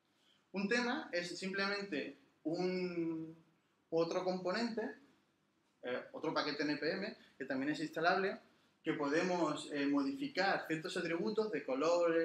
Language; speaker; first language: Spanish; native; Spanish